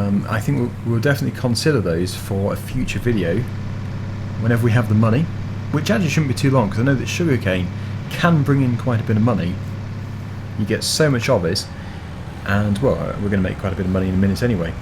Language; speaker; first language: English; native; English